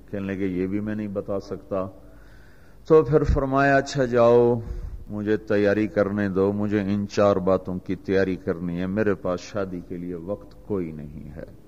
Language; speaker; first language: Urdu; non-native, local second language; Punjabi